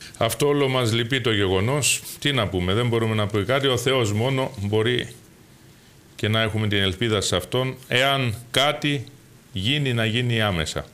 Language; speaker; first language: Greek; native; Greek